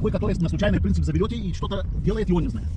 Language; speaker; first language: Russian; non-native, learner; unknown